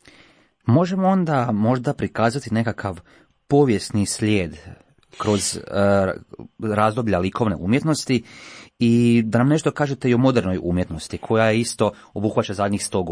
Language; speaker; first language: Croatian; native; Croatian